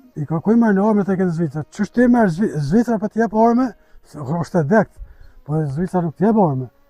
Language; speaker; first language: Albanian; native; Albanian